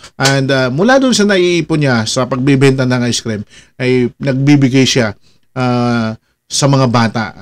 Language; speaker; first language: Filipino; non-native, local second language; Waray